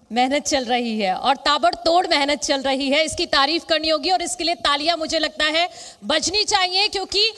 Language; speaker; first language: Hindi; native; Hindi